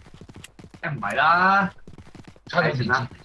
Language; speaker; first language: Chinese; native; Chinese